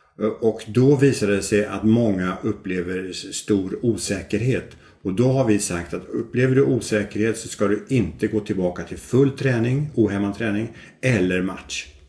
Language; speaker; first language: Swedish; native; Swedish